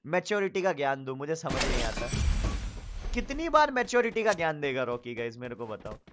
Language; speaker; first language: Hindi; native; Hindi